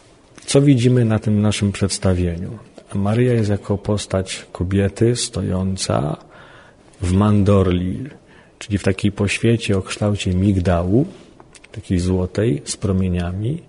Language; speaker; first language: Polish; native; Polish